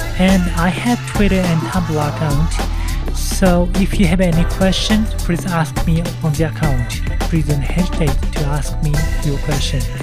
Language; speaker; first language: English; non-native, learner; Japanese